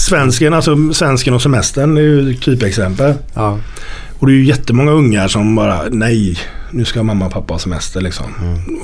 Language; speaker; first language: Swedish; native; Swedish